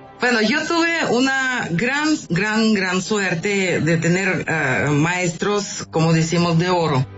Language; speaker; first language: Spanish; non-native, fluent; Russian